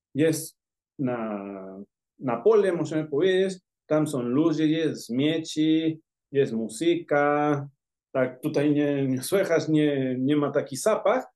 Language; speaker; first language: Polish; non-native, fluent; Spanish